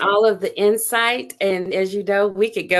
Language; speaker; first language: English; native; English